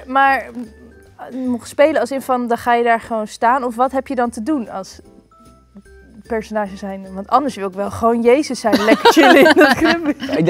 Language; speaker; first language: Dutch; native; Dutch